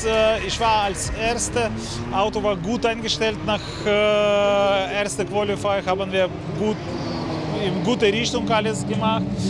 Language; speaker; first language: German; non-native, learner; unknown